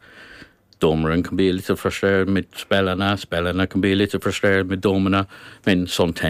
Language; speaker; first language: Swedish; non-native, learner; English